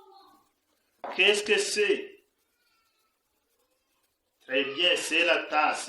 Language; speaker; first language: French; non-native, fluent; Kinyarwanda